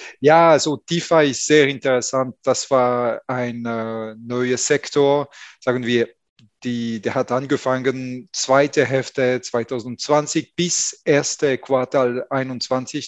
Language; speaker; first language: German; non-native, fluent; French